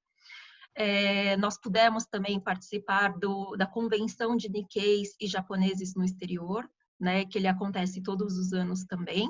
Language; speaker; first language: Portuguese; native; Portuguese